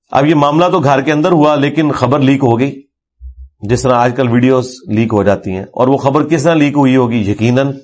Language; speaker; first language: Urdu; non-native, local second language; Punjabi